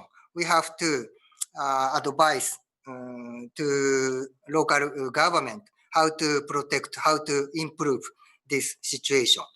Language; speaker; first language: English; non-native, learner; Japanese